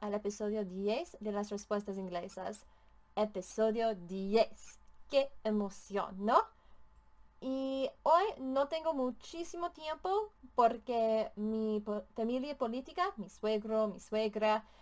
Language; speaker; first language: Spanish; non-native, learner; English